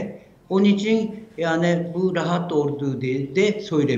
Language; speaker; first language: Turkish; non-native, fluent; Japanese